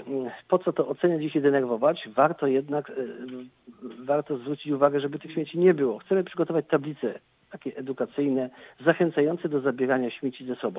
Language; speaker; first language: Polish; native; Polish